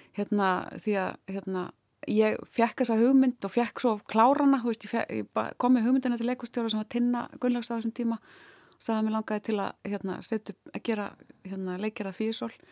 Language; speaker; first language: Icelandic; native; Icelandic